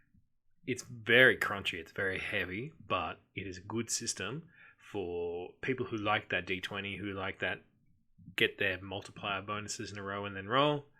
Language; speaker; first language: English; native; English